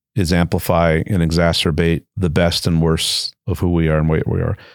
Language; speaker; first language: English; native; English